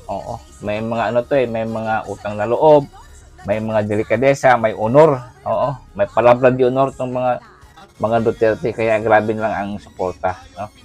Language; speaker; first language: Filipino; non-native, local second language; Cebuano